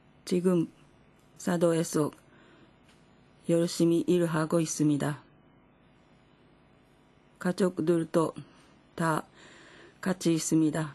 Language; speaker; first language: Korean; non-native, fluent; Japanese